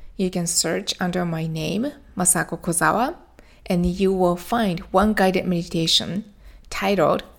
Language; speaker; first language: English; non-native, fluent; Japanese